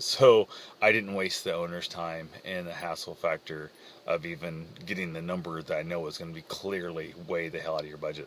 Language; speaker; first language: English; native; English